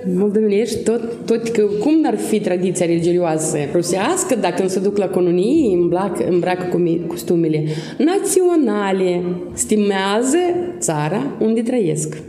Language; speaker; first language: Romanian; non-native, local second language; Russian